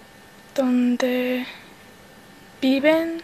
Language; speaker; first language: Spanish; non-native, learner; English